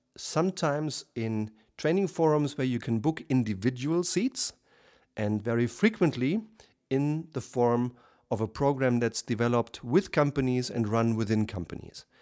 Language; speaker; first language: English; non-native, fluent; German